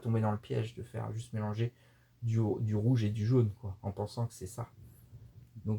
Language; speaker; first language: French; native; French